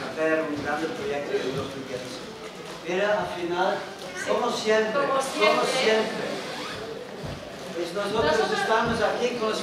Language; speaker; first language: Spanish; non-native, learner; Dutch